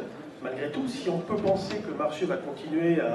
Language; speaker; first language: French; native; French